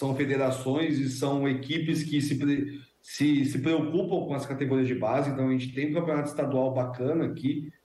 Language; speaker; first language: Portuguese; native; Portuguese